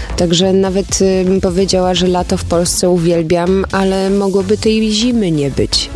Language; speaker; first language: Polish; early bilingual, heritage; Polish